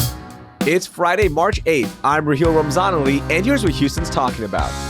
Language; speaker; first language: English; native; English